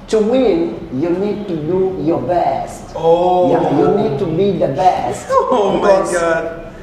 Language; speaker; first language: English; non-native, fluent; Portuguese